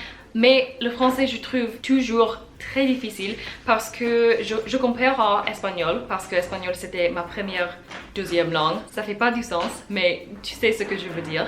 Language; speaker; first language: French; non-native, learner; English